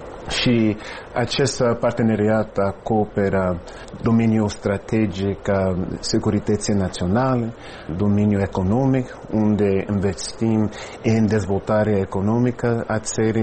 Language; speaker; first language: Romanian; non-native, fluent; English